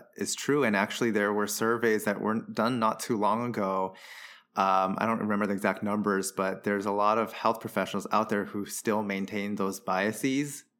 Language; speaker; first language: English; early bilingual, other home language; Chinese